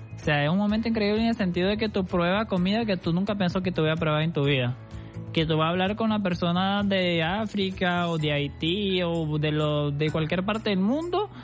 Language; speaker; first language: Spanish; non-native, fluent; Portuguese